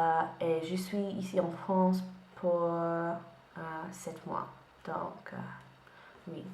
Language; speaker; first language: French; non-native, learner; English